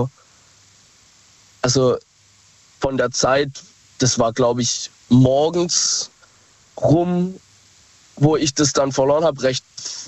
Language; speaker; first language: German; native; German